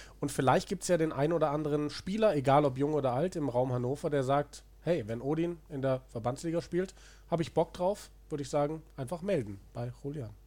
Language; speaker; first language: German; native; German